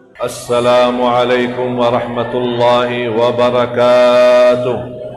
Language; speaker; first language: Malay; non-native, fluent; Arabic